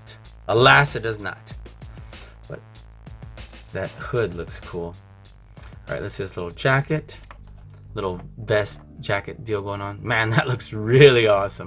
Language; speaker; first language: English; native; English